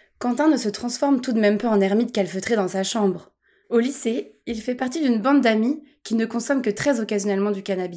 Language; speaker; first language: French; native; French